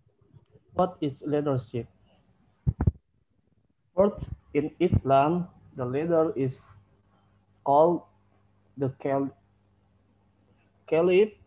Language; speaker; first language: English; non-native, learner; Indonesian